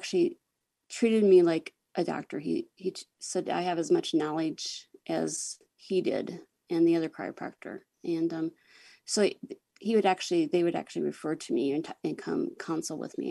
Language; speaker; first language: English; native; English